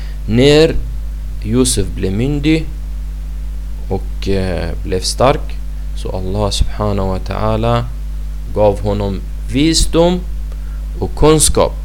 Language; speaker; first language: Swedish; non-native, fluent; Arabic